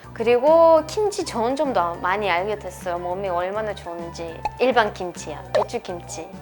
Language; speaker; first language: Korean; non-native, fluent; Russian